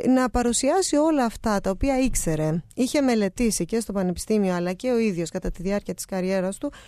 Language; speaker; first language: Greek; native; Greek